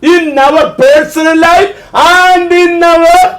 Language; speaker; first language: English; non-native, local second language; Malayalam